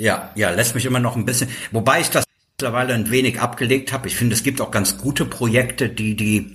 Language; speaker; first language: German; native; German